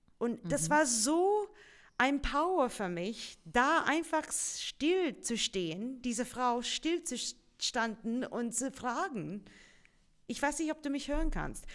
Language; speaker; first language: German; non-native, fluent; English